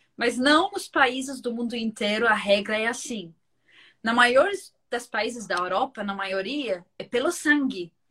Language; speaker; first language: Portuguese; non-native, fluent; Arabic